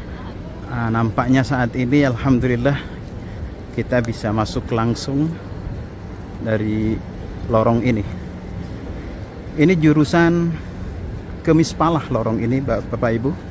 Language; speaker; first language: Indonesian; native; Indonesian